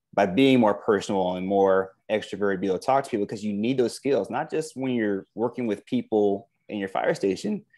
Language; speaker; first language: English; native; English